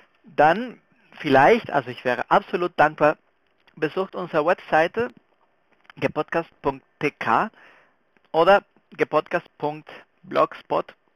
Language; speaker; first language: German; non-native, fluent; Spanish